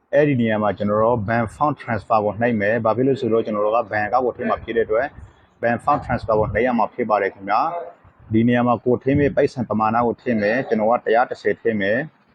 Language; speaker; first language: Burmese; non-native, local second language; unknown